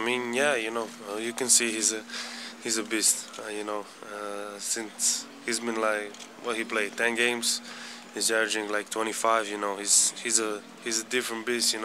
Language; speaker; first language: English; non-native, fluent; Slovenian